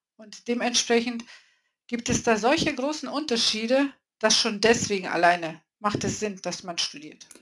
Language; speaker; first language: German; early bilingual, other home language; Polish